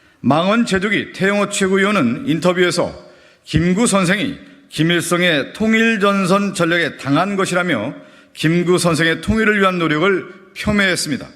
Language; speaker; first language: Korean; native; Korean